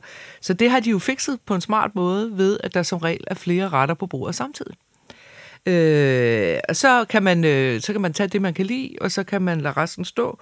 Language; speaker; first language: Danish; native; Danish